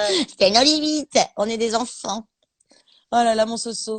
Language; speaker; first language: French; native; French